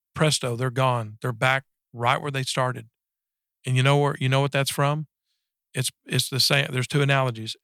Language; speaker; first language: English; native; English